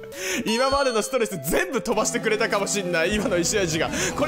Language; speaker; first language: Japanese; native; Japanese